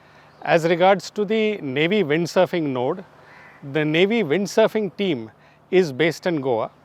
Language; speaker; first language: English; non-native, fluent; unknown